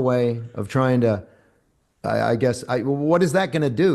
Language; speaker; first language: English; native; English